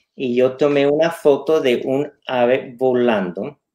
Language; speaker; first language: Spanish; non-native, fluent; English